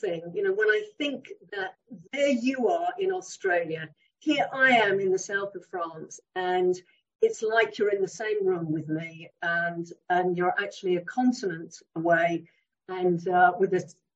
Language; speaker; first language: English; native; English